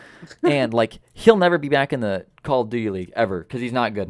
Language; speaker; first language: English; native; English